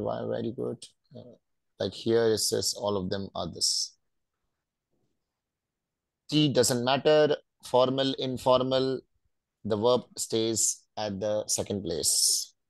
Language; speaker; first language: English; non-native, local second language; Hindi